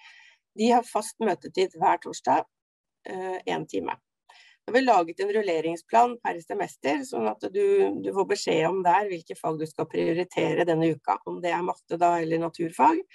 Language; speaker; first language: Norwegian; native; Norwegian